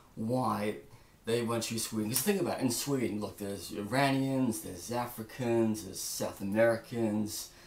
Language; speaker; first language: English; native; English